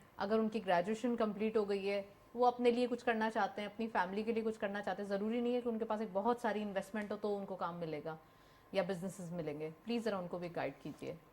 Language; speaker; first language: Urdu; native; Urdu